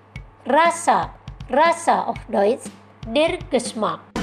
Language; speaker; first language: German; non-native, fluent; Indonesian